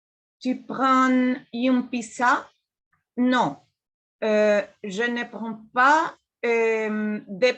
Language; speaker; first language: French; non-native, learner; Spanish